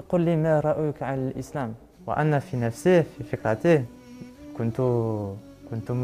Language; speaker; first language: Arabic; non-native, learner; French